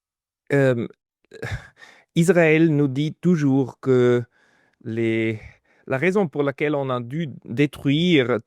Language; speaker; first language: French; non-native, fluent; German